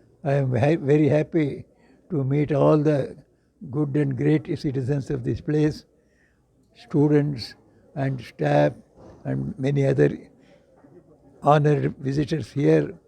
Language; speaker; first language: English; non-native, local second language; Kannada